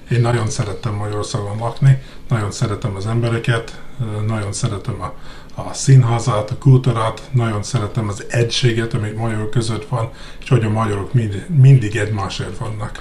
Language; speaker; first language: Hungarian; non-native, fluent; English